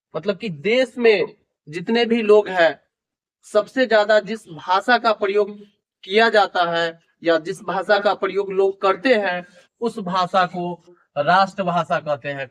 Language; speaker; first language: Hindi; native; Hindi